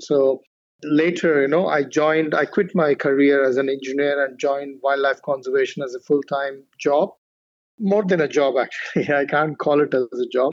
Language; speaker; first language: English; non-native, local second language; Kannada